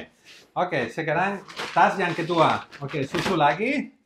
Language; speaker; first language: Indonesian; non-native, learner; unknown